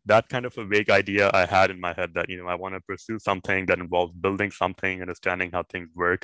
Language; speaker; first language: English; non-native, local second language; Urdu